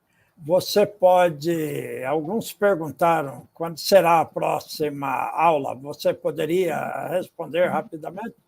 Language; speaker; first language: Portuguese; non-native, fluent; English